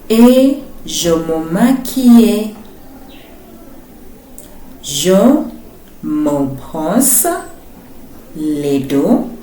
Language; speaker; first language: French; non-native, fluent; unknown